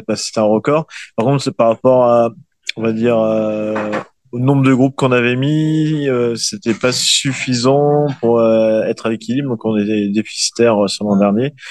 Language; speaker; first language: French; native; French